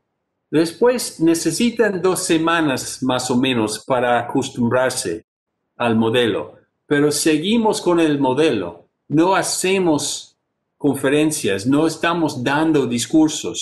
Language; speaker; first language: Spanish; non-native, fluent; English